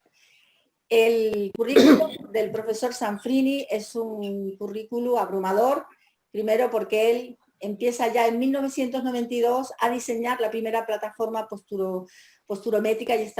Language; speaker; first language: Spanish; native; Spanish